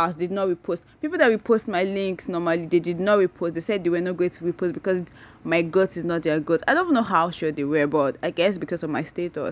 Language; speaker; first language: English; non-native, local second language; Yoruba